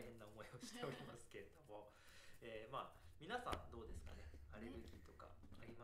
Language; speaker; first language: Japanese; native; Japanese